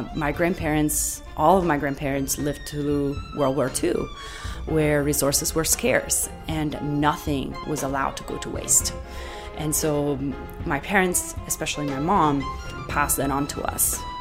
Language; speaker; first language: English; non-native, fluent; Italian